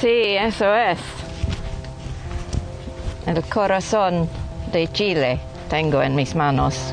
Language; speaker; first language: Spanish; non-native, local second language; English